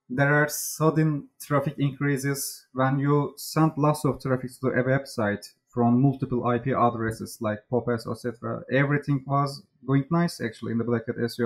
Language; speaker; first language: English; non-native, fluent; Turkish